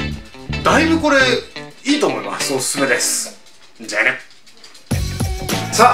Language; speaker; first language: Japanese; native; Japanese